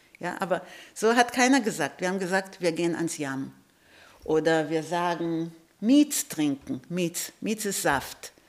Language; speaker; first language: German; early bilingual, heritage; Hebrew